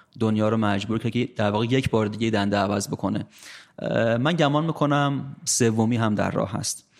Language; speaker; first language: Persian; native; Persian